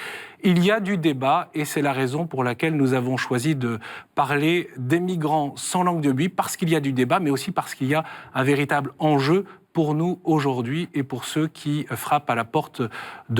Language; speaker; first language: French; native; French